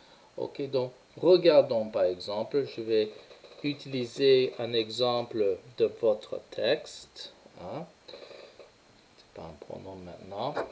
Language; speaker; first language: French; non-native, fluent; English